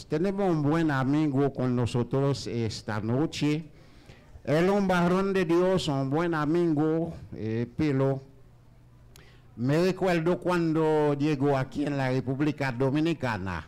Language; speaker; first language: Spanish; non-native, learner; Haitian Creole